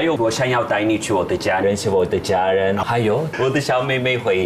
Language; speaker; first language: Chinese; non-native, fluent; Turkish